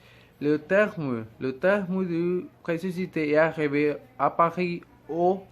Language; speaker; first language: French; non-native, fluent; Spanish